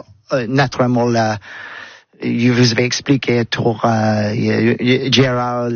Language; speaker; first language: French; non-native, learner; English